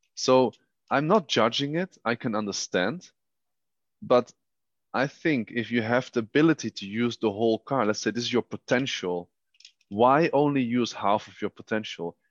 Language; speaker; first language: English; non-native, fluent; Dutch